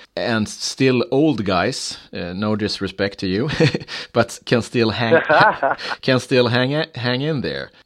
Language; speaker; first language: English; non-native, fluent; Swedish